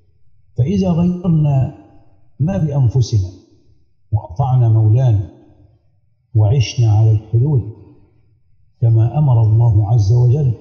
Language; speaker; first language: Arabic; native; Arabic